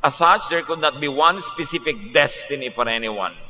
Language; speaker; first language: English; non-native, local second language; Filipino